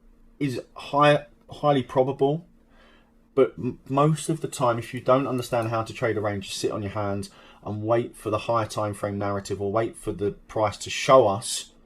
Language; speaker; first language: English; native; English